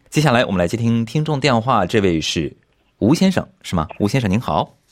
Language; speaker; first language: Chinese; native; Chinese